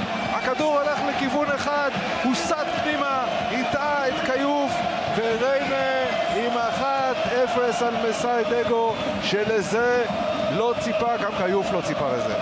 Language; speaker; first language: Hebrew; native; Hebrew